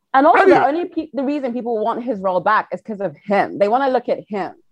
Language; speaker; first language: English; native; English